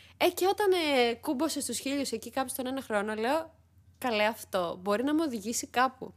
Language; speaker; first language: Greek; early bilingual, other home language; Armenian